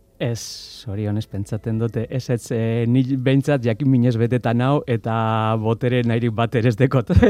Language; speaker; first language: Basque; native; Basque